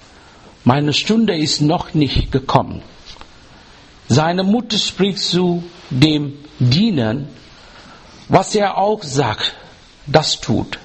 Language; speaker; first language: German; non-native, learner; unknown